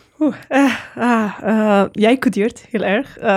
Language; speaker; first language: Dutch; non-native, learner; Arabic